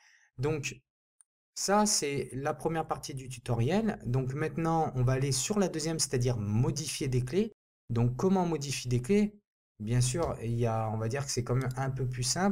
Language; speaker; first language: French; native; French